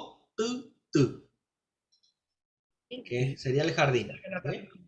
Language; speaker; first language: Spanish; native; Spanish